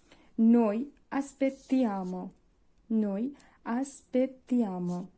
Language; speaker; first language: Italian; non-native, fluent; Bangla